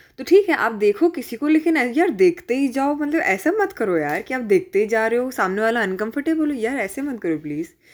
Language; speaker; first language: Hindi; native; Hindi